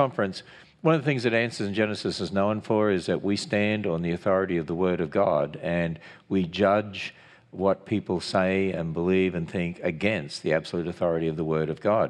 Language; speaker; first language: English; native; English